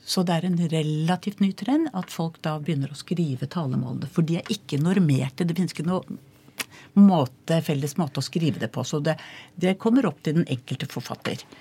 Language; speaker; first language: Norwegian; native; Norwegian